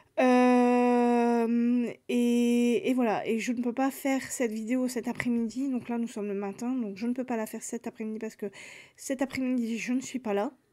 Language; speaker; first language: French; native; French